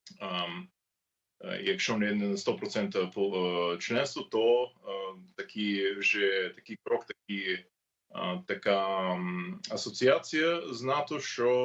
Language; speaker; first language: Ukrainian; non-native, learner; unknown